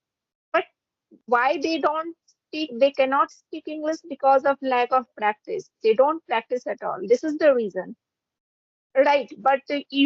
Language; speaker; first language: English; non-native, fluent; Hindi